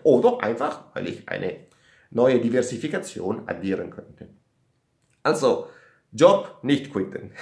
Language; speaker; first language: German; non-native, learner; Italian